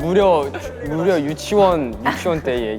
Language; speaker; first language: Korean; native; Korean